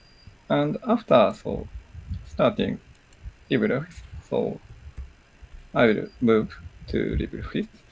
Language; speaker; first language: English; non-native, learner; Japanese